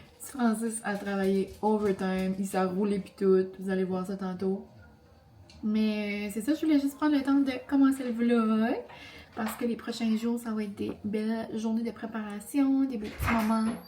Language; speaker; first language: French; native; French